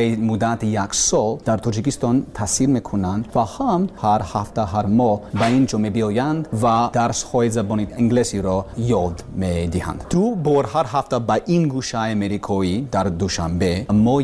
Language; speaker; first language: Persian; non-native, learner; English